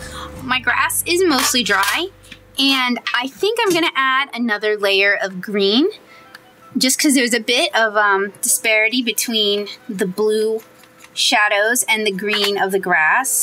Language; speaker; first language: English; native; English